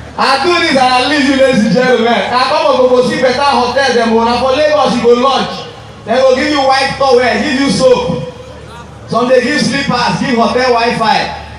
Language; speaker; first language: Nigerian Pidgin; non-native, local second language; Igbo